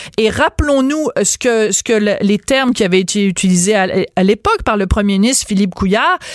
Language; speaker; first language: French; native; French